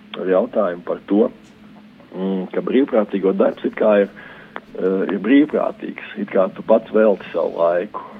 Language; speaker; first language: Latvian; native; Latvian